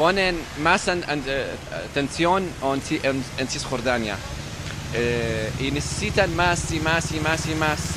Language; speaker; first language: Spanish; non-native, learner; Arabic